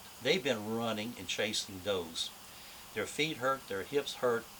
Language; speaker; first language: English; native; English